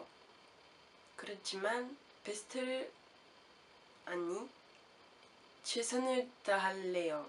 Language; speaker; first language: Korean; non-native, learner; French